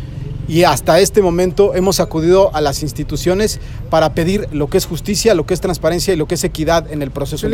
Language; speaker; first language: Spanish; native; Spanish